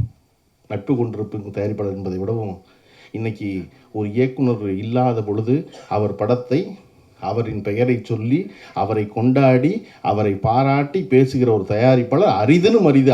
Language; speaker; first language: Tamil; native; Tamil